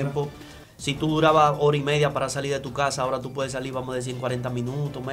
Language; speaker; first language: Spanish; native; Spanish